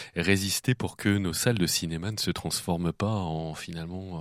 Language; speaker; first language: French; native; French